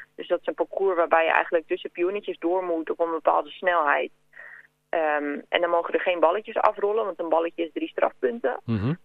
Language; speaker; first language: Dutch; native; Dutch